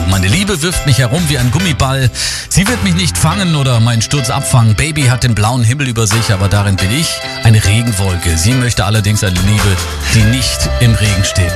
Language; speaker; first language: German; native; German